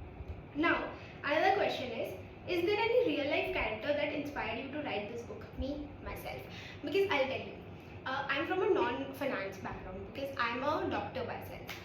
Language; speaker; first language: English; non-native, local second language; Hindi